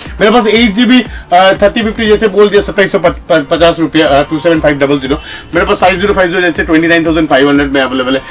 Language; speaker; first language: Hindi; non-native, local second language; Bangla